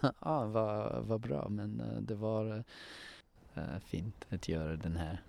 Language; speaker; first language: Swedish; non-native, learner; English